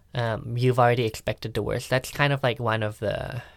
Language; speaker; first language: English; early bilingual, other home language; Thai